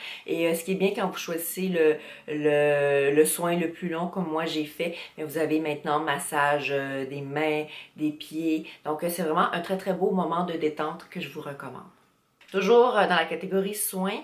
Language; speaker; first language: French; native; French